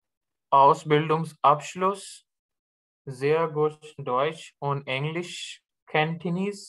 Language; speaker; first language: German; non-native, learner; Urdu